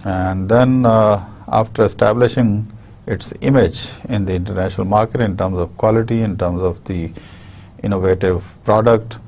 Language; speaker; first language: English; non-native, local second language; Urdu